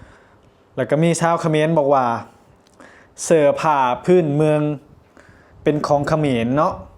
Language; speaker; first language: Thai; non-native, local second language; Northeastern Thai